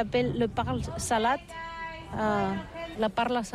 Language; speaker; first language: French; non-native, learner; Catalan